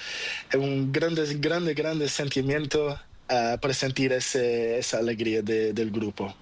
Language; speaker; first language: Spanish; non-native, learner; Portuguese